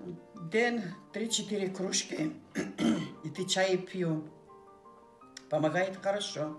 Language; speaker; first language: Russian; non-native, local second language; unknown